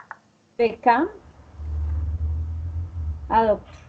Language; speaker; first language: English; non-native, learner; Spanish